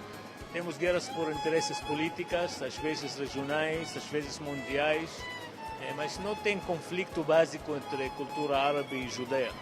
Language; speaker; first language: Portuguese; non-native, fluent; Arabic